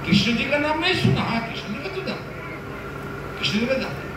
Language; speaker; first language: Hindi; non-native, local second language; Bangla